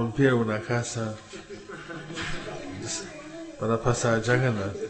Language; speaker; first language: Spanish; non-native, learner; English